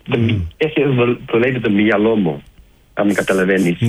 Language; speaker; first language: Greek; early bilingual, heritage; Greek